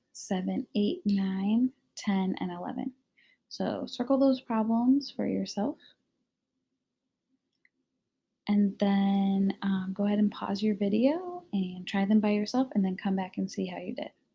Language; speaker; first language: English; native; English